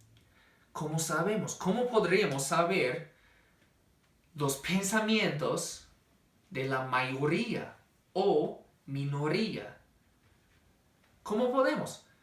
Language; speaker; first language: Spanish; non-native, fluent; English